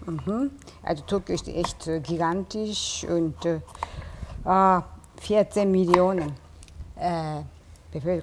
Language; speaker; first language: German; non-native, learner; Japanese